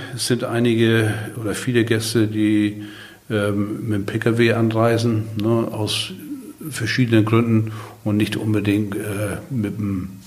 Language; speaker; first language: German; native; German